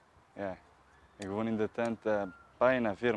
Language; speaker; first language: Dutch; non-native, learner; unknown